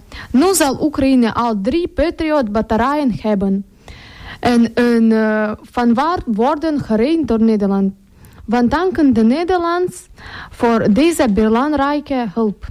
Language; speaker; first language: Dutch; non-native, learner; Ukrainian